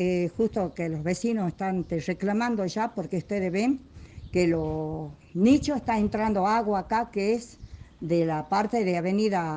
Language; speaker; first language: Spanish; native; Spanish